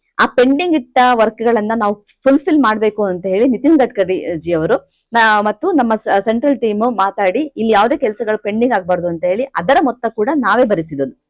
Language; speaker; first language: Kannada; native; Kannada